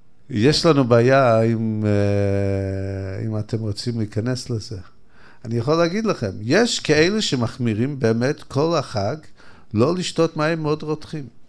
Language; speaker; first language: Hebrew; non-native, fluent; English